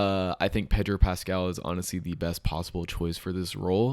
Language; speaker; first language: English; native; English